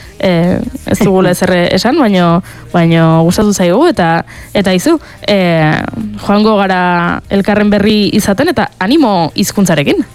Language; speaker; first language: Basque; native; Basque